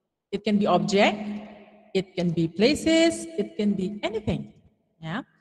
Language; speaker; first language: English; non-native, fluent; Indonesian